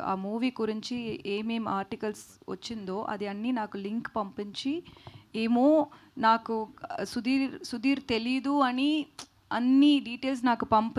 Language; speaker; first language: Telugu; non-native, fluent; Tamil